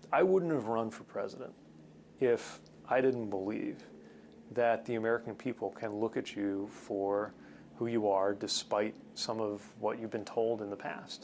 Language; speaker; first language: English; native; English